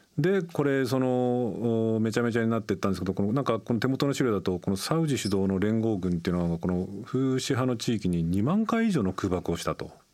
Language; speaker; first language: Japanese; native; Japanese